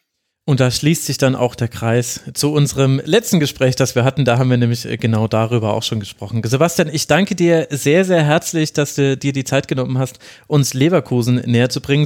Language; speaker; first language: German; native; German